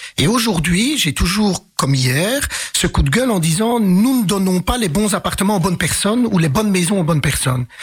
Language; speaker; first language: French; early bilingual, other home language; Arabic